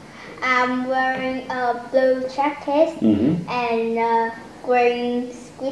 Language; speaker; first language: English; non-native, learner; Vietnamese